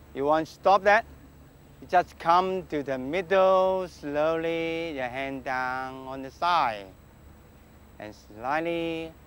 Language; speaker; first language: English; non-native, local second language; Cantonese